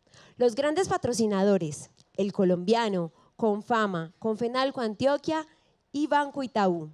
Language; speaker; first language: Spanish; native; Spanish